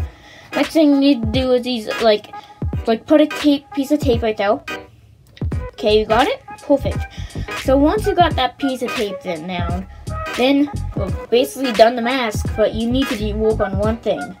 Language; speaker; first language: English; native; English